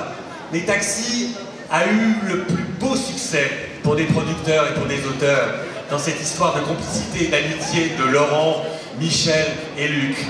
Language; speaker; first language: French; native; French